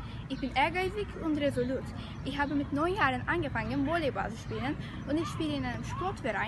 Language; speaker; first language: German; non-native, learner; Turkish